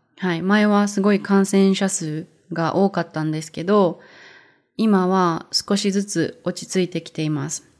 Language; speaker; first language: Japanese; native; Japanese